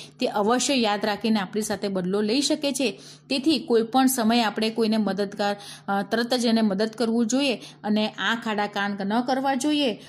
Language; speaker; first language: Gujarati; native; Gujarati